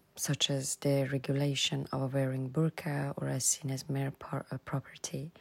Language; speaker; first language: English; non-native, fluent; Persian